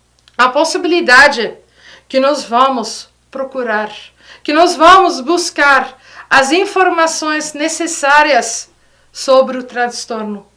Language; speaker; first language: Portuguese; non-native, fluent; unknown